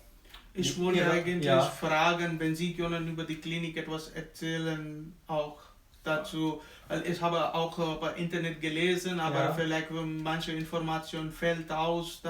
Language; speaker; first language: German; non-native, learner; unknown